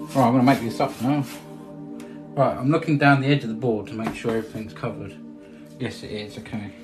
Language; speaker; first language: English; native; English